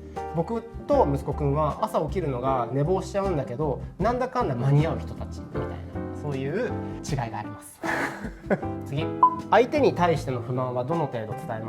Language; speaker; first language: Japanese; native; Japanese